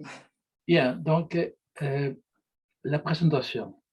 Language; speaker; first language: French; non-native, fluent; Spanish